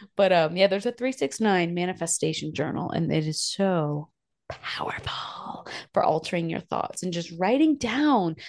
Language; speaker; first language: English; native; English